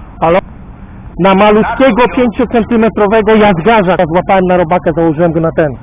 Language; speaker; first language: Polish; native; Polish